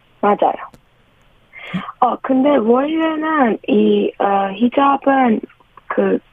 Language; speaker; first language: Korean; non-native, fluent; Persian